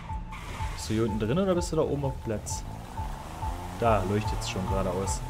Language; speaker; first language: German; native; German